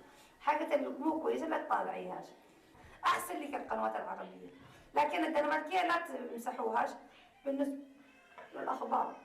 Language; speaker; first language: Arabic; native; Arabic